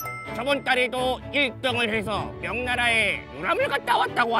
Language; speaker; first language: Korean; native; Korean